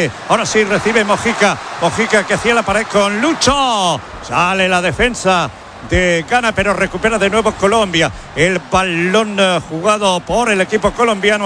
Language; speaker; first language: Spanish; native; Spanish